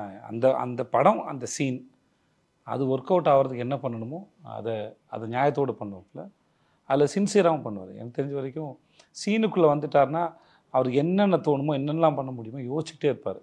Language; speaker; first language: Tamil; native; Tamil